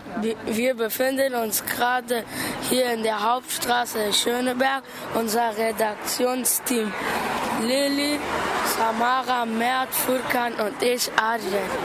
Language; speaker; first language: German; early bilingual, other home language; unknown